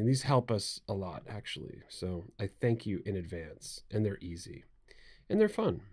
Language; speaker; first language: English; native; English